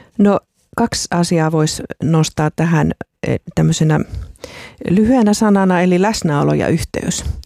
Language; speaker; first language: Finnish; native; Finnish